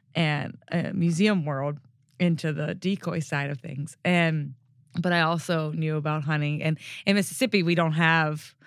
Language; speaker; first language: English; native; English